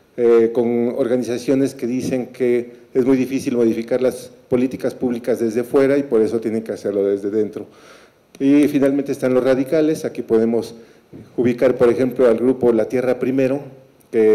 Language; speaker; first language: Spanish; native; Spanish